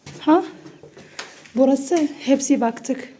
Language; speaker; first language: Turkish; non-native, learner; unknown